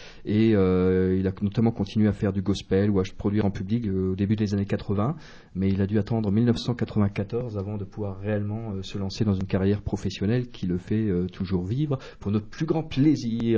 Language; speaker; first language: French; native; French